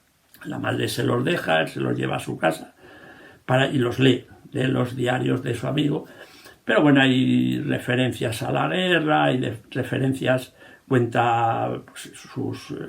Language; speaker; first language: Spanish; native; Spanish